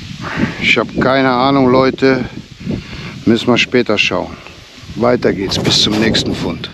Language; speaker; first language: German; native; German